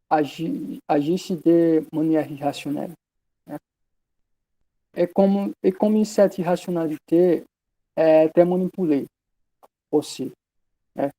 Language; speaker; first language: French; non-native, learner; Portuguese